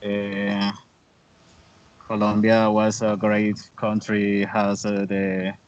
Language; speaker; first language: English; non-native, learner; Spanish